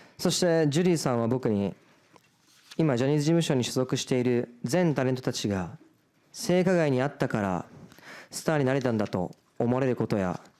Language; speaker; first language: Japanese; early bilingual, other home language; Portuguese